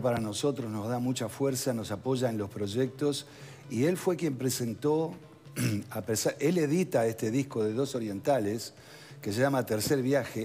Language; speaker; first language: Spanish; native; Spanish